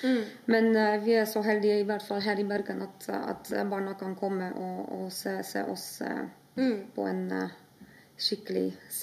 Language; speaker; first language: Norwegian; non-native, fluent; Polish